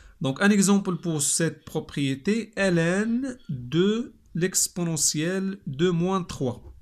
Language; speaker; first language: French; non-native, local second language; Arabic